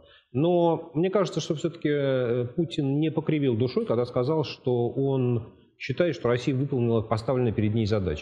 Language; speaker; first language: Russian; native; Russian